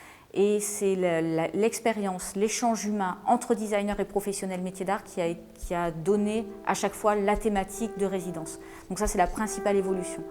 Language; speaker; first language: French; native; French